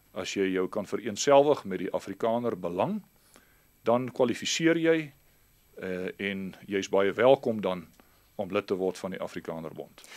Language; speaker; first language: Afrikaans; native; Afrikaans